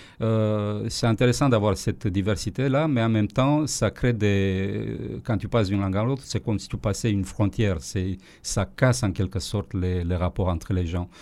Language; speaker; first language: French; non-native, fluent; Romanian